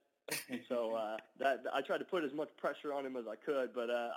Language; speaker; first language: English; native; English